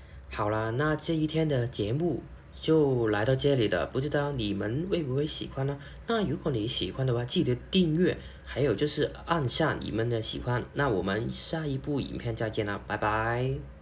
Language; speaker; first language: Chinese; non-native, fluent; Cantonese